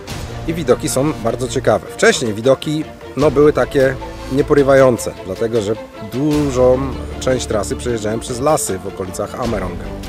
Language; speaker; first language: Polish; native; Polish